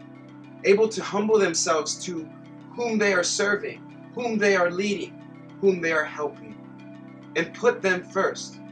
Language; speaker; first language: English; native; English